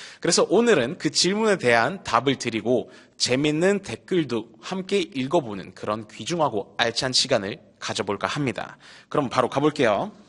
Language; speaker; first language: Korean; early bilingual, heritage; Russian